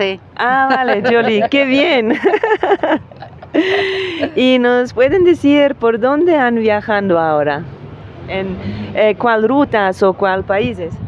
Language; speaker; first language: Spanish; non-native, learner; German